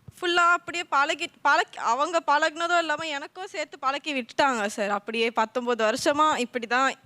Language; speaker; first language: Tamil; non-native, local second language; Telugu